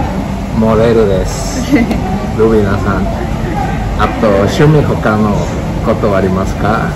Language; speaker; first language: Japanese; non-native, learner; Spanish